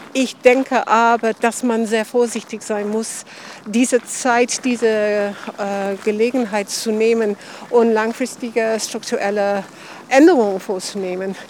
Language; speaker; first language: German; non-native, fluent; English